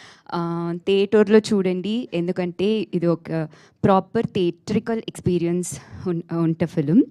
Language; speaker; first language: Telugu; non-native, learner; Tamil